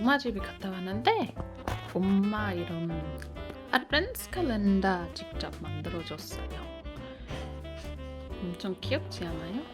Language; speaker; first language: Korean; early bilingual, heritage; German